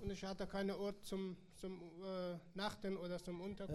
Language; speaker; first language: German; non-native, learner; Persian